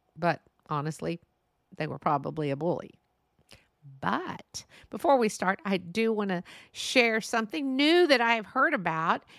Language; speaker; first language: English; native; English